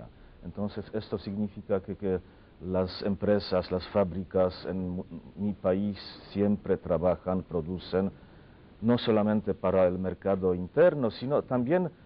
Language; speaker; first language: Spanish; non-native, fluent; Polish